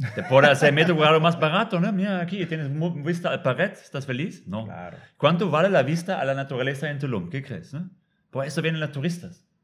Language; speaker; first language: Spanish; non-native, fluent; German